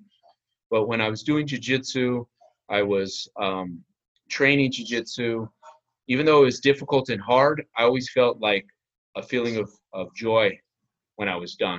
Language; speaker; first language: English; native; English